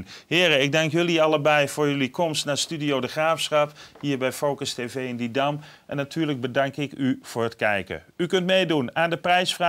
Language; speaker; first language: Dutch; native; Dutch